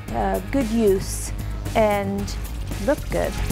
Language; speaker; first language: English; native; English